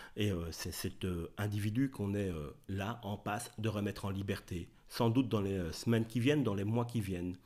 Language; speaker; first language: French; native; French